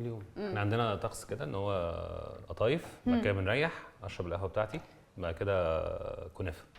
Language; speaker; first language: Arabic; native; Arabic